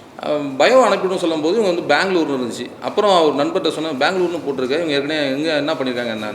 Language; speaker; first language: Tamil; native; Tamil